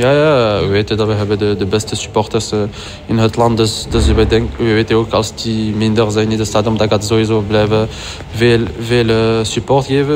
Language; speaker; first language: Dutch; non-native, local second language; French